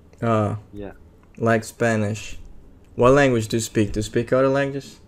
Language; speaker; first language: English; non-native, learner; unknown